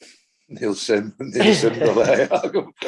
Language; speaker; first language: Irish; non-native, local second language; English